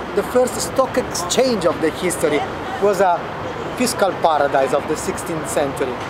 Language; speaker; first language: English; non-native, learner; Italian